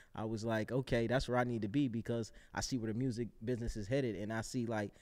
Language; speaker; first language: English; native; English